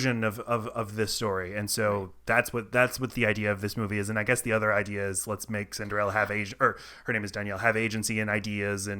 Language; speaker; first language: English; native; English